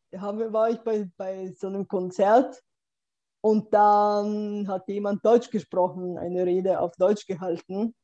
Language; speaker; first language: German; non-native, fluent; Bulgarian